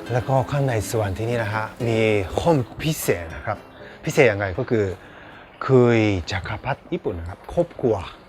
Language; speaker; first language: Thai; non-native, fluent; Japanese